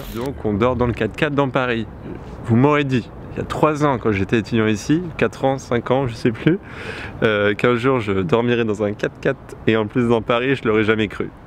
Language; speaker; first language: French; native; French